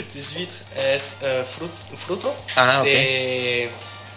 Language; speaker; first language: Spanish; non-native, learner; French